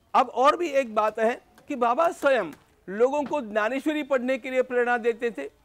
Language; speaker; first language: Hindi; non-native, local second language; Marathi